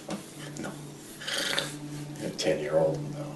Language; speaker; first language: English; native; English